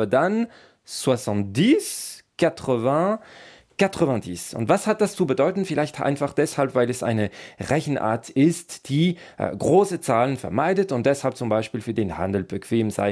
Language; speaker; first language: German; non-native, local second language; French